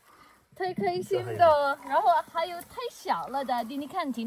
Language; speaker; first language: Chinese; non-native, learner; Filipino